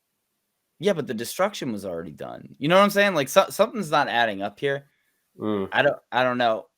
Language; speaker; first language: English; native; English